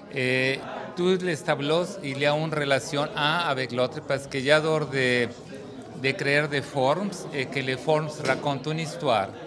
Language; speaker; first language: French; non-native, learner; Spanish